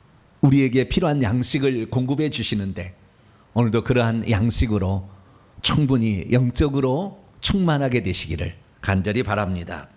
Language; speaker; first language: Korean; native; Korean